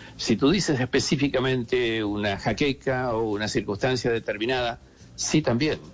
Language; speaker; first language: Spanish; native; Spanish